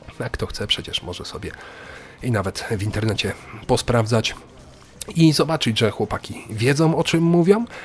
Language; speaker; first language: Polish; native; Polish